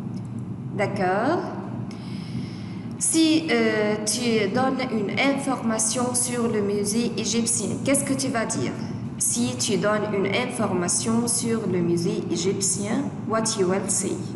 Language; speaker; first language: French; non-native, fluent; Arabic